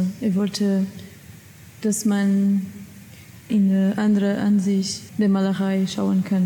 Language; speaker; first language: German; non-native, learner; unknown